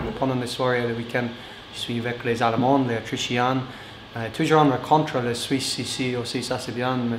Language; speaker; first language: French; non-native, learner; English